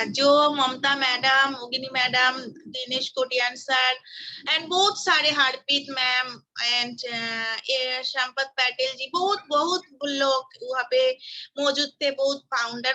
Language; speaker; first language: Hindi; non-native, local second language; Bangla